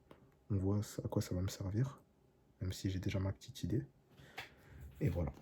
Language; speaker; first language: French; native; French